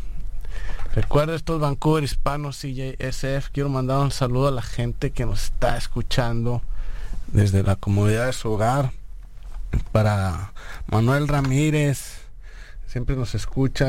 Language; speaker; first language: Spanish; native; Spanish